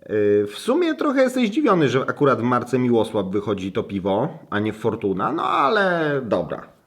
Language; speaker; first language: Polish; native; Polish